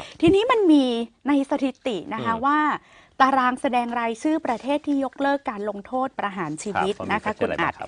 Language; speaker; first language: Thai; native; Thai